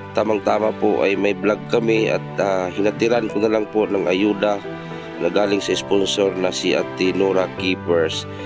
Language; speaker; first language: Filipino; non-native, local second language; Cebuano